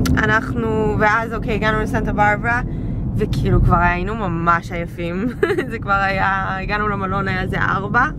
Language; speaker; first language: Hebrew; native; Hebrew